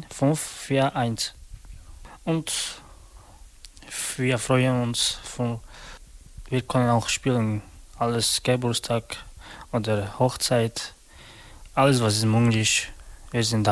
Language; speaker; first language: German; non-native, learner; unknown